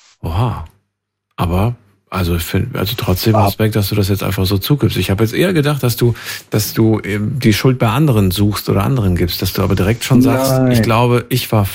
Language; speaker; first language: German; native; German